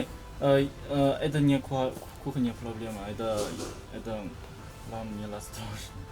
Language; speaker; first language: Russian; non-native, learner; Chinese